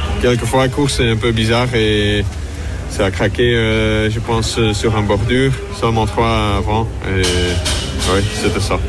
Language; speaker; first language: French; non-native, local second language; Dutch